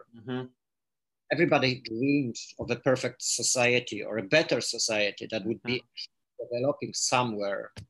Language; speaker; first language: English; non-native, fluent; Polish